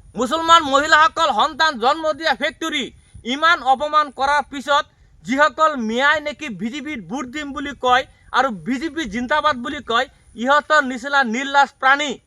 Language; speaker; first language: Assamese; non-native, local second language; Bangla